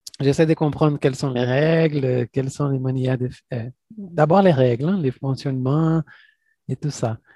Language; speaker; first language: French; non-native, fluent; Portuguese